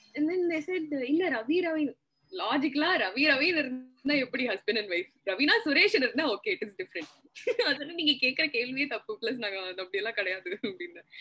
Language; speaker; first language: Tamil; non-native, local second language; Malayalam